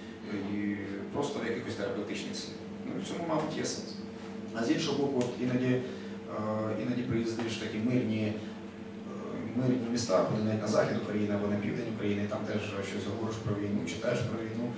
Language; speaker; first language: Ukrainian; native; Ukrainian